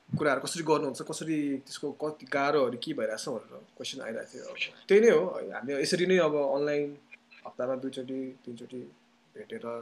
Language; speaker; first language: Nepali; native; Nepali